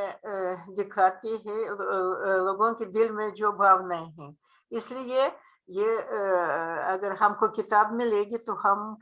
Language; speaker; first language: Hindi; non-native, fluent; Russian